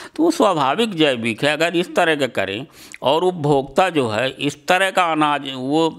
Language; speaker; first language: Hindi; native; Hindi